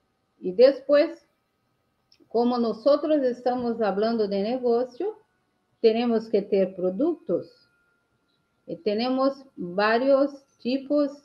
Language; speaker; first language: Portuguese; non-native, learner; Spanish